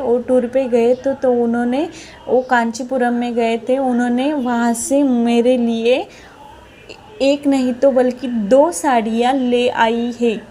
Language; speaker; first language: Hindi; non-native, local second language; Marathi